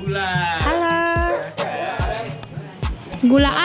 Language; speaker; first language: Indonesian; non-native, learner; Polish